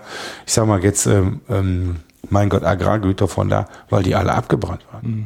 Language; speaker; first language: German; native; German